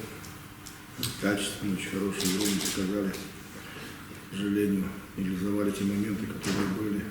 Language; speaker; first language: Russian; native; Russian